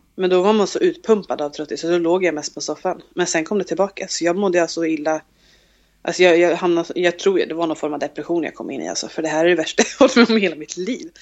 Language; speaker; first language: Swedish; native; Swedish